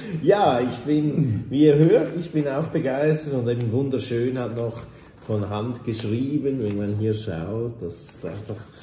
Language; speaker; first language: German; native; German